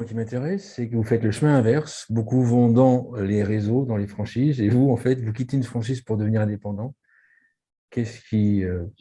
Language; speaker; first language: French; native; French